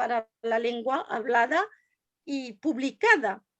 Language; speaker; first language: Spanish; non-native, fluent; French